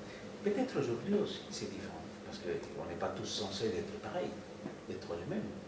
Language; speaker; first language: French; non-native, fluent; Spanish